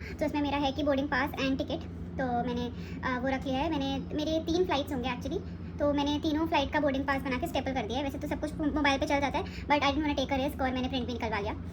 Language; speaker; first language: Hindi; native; Hindi